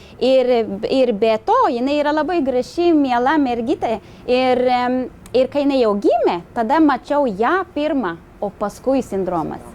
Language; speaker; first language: Lithuanian; non-native, fluent; Swedish